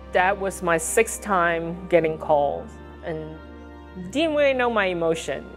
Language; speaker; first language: English; non-native, fluent; Chinese